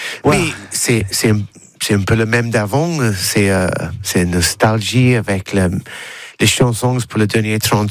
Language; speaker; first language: French; non-native, learner; English